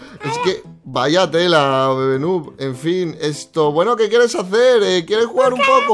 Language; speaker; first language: Spanish; native; Spanish